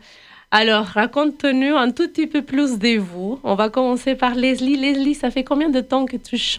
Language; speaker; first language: French; native; French